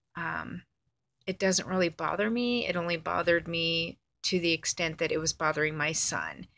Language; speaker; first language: English; native; English